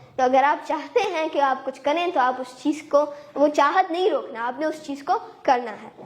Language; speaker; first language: Urdu; native; Urdu